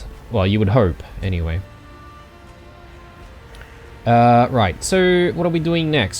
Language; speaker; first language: English; native; English